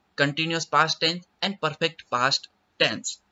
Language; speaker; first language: English; non-native, local second language; Gujarati